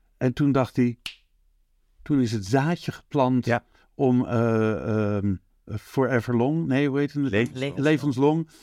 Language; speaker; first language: Dutch; native; Dutch